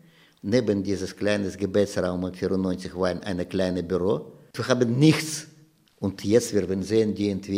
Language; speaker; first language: German; non-native, learner; Russian